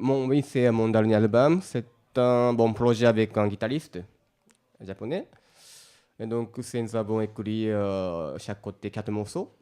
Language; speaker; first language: French; non-native, learner; Japanese